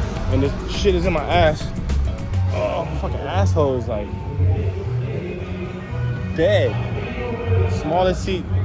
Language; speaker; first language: English; early bilingual, other home language; Spanish